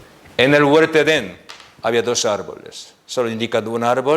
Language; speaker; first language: Spanish; non-native, learner; Korean